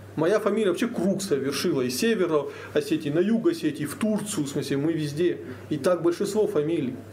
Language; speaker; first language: Russian; native; Russian